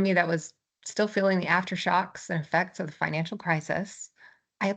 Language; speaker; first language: English; native; English